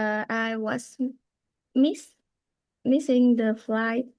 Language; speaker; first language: English; non-native, learner; Vietnamese